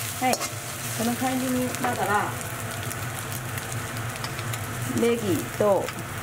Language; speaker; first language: Japanese; non-native, learner; Chinese